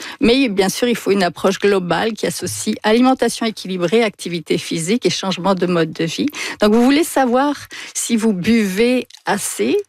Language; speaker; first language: French; native; French